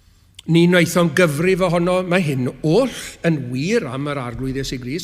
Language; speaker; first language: Welsh; native; Welsh